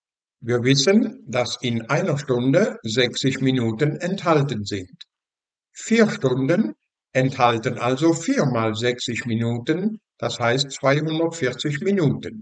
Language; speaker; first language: German; non-native, fluent; Dutch